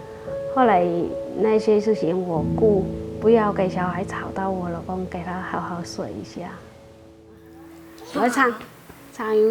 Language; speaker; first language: Chinese; non-native, fluent; Vietnamese